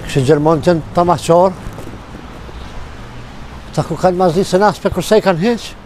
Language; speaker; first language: German; non-native, learner; Albanian